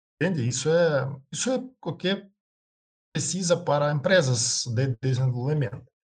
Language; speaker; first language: Portuguese; non-native, learner; Russian